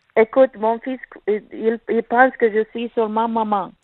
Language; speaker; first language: French; non-native, learner; Romanian